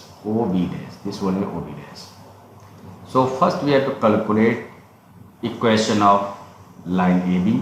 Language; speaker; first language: English; non-native, local second language; Hindi